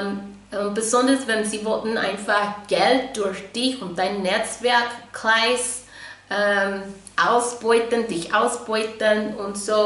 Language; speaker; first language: German; non-native, fluent; English